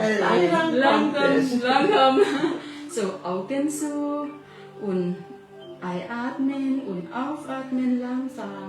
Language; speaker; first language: German; non-native, learner; Thai